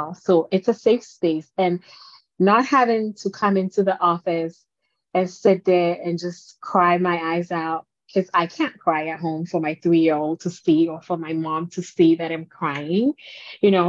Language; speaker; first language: English; non-native, local second language; Akan